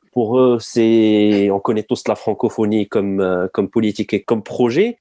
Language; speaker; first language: French; non-native, local second language; Arabic